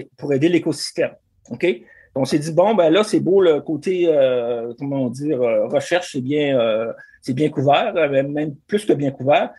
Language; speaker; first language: French; native; French